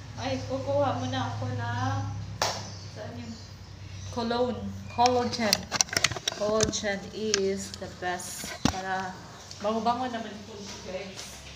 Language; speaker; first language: Filipino; non-native, local second language; Cebuano